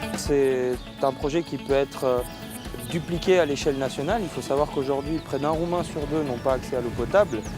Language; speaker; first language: French; early bilingual, other home language; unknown